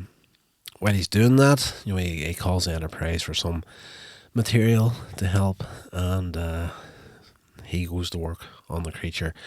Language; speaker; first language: English; native; English